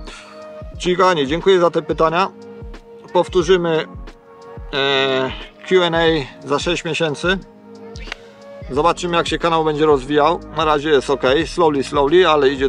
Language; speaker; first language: Polish; native; Polish